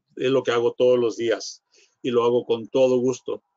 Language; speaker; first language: Spanish; non-native, fluent; English